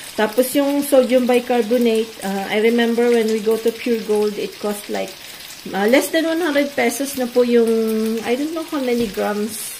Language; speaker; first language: English; non-native, local second language; Filipino